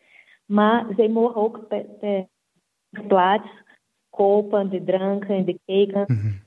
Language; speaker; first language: Dutch; non-native, fluent; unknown